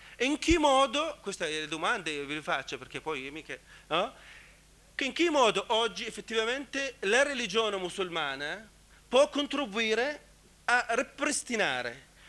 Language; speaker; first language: Italian; non-native, fluent; Arabic